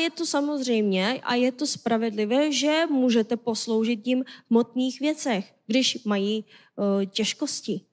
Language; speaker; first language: Czech; non-native, fluent; Korean